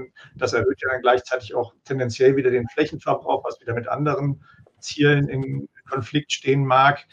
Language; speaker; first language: German; native; German